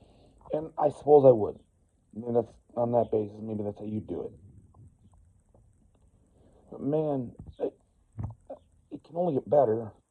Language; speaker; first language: English; native; English